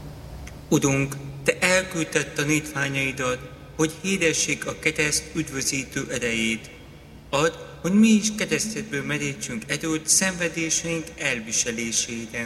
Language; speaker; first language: Hungarian; native; Hungarian